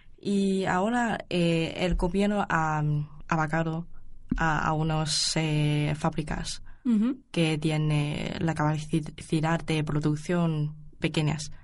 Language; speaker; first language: Spanish; non-native, learner; Chinese